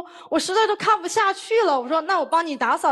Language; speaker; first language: Chinese; native; Chinese